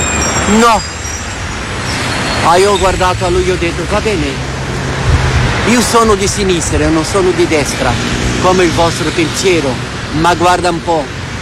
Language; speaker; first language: Italian; non-native, fluent; Portuguese